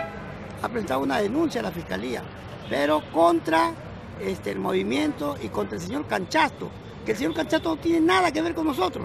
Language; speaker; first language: Spanish; native; Spanish